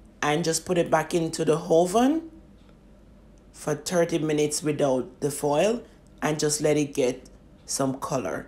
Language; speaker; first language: English; native; English